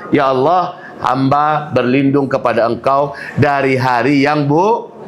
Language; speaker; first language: Malay; non-native, local second language; Minangkabau